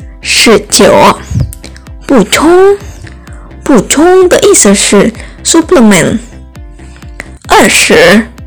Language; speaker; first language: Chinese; non-native, learner; Indonesian